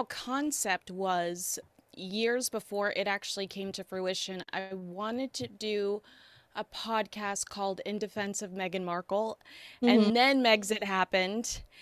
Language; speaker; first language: English; native; English